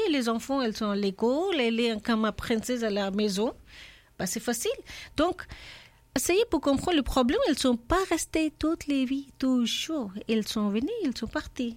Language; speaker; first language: French; non-native, learner; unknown